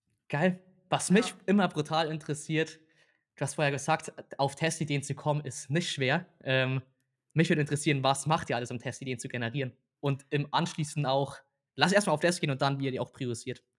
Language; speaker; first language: German; native; German